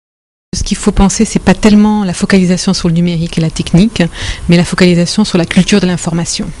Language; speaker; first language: French; native; French